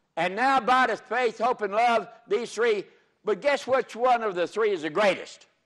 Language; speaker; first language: English; native; English